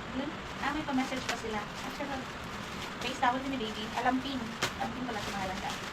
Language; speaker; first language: Filipino; non-native, local second language; Cebuano